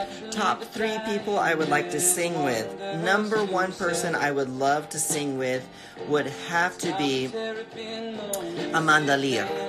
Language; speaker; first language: English; early bilingual, other home language; Spanish